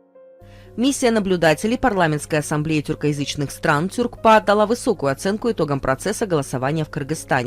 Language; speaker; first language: Russian; native; Russian